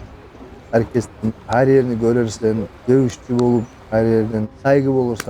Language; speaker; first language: Turkish; non-native, learner; Kumyk